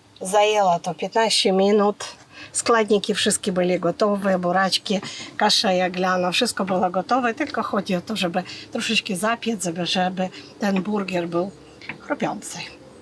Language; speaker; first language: Polish; non-native, fluent; Ukrainian